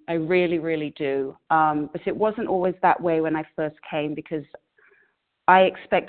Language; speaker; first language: English; native; English